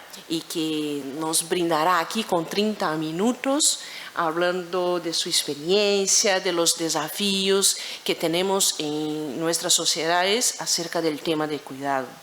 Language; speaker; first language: Spanish; non-native, fluent; Portuguese